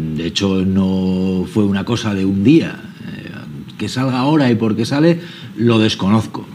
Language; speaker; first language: Spanish; native; Spanish